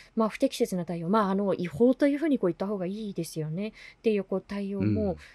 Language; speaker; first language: Japanese; native; Japanese